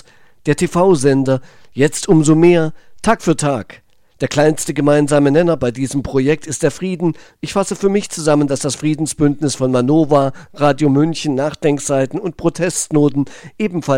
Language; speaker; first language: German; native; German